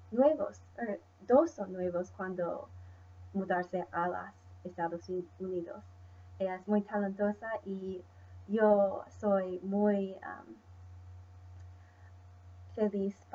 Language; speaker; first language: Spanish; non-native, learner; English